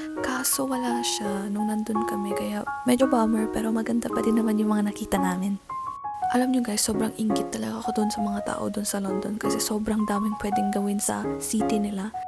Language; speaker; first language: Filipino; non-native, local second language; Iloko